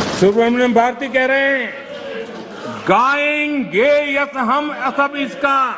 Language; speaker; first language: Hindi; non-native, local second language; Gujarati